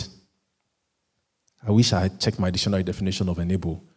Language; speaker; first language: English; non-native, local second language; Yoruba